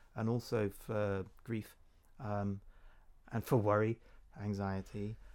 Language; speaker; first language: English; native; English